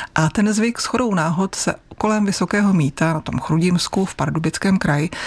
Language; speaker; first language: Czech; native; Czech